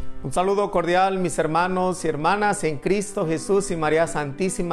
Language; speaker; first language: Spanish; native; Spanish